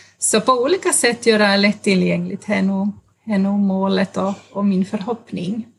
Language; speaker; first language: Swedish; native; Swedish